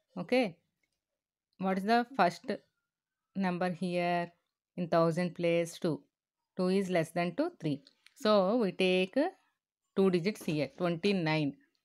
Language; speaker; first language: English; non-native, local second language; Telugu